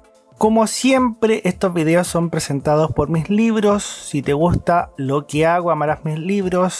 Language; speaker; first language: Spanish; native; Spanish